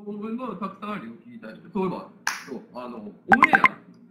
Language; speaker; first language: Japanese; native; Japanese